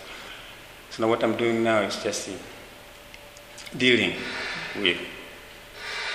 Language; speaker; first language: English; non-native, local second language; Swahili